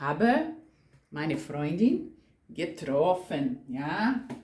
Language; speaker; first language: German; non-native, fluent; Portuguese